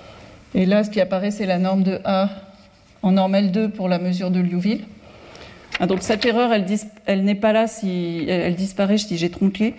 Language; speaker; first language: French; native; French